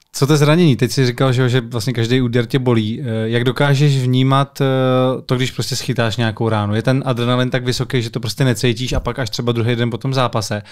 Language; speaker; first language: Czech; native; Czech